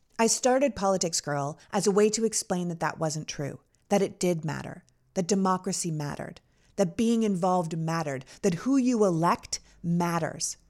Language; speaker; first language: English; native; English